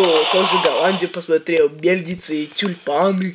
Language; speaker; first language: Russian; early bilingual, heritage; Russian